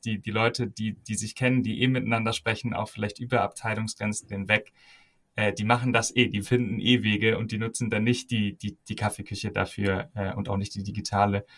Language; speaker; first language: German; native; German